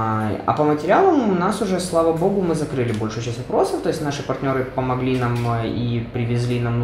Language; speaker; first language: Russian; non-native, local second language; Ukrainian